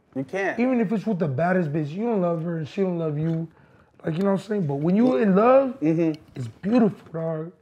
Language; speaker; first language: English; native; English